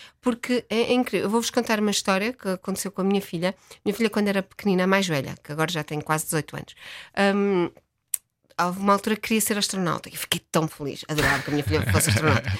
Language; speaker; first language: Portuguese; native; Portuguese